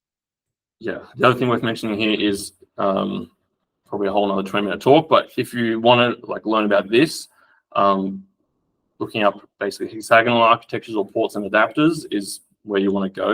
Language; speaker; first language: English; native; English